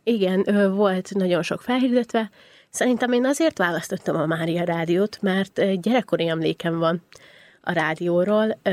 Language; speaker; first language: Hungarian; native; Hungarian